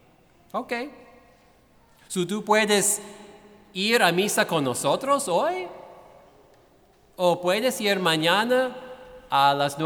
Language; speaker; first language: Spanish; non-native, fluent; English